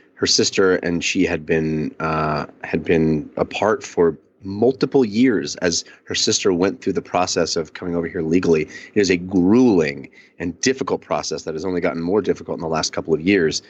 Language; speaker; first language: English; early bilingual, other home language; Italian